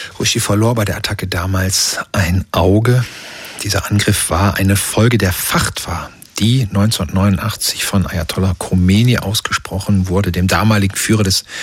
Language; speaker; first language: German; native; German